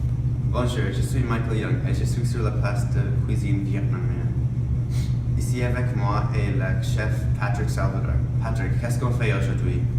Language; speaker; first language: French; non-native, learner; English